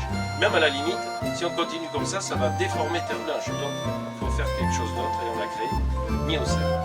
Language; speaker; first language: French; native; French